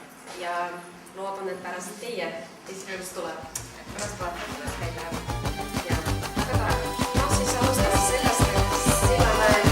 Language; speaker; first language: Estonian; non-native, local second language; Russian